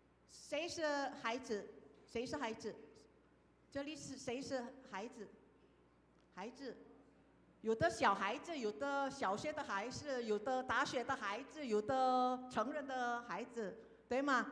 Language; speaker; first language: Chinese; non-native, fluent; Indonesian